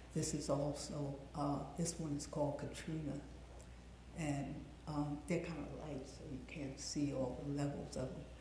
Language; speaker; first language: English; native; English